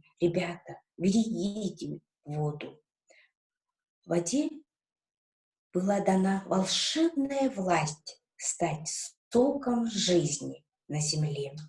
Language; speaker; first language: Russian; non-native, local second language; Kazakh